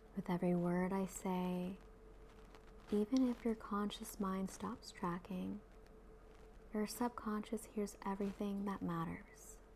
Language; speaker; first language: English; native; English